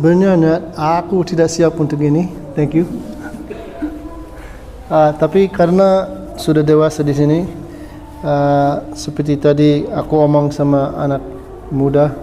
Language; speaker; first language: Indonesian; non-native, fluent; English